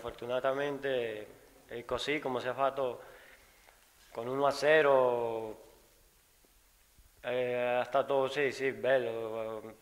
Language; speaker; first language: Italian; non-native, learner; Spanish